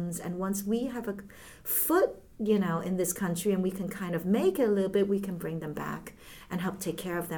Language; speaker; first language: English; early bilingual, other home language; Cantonese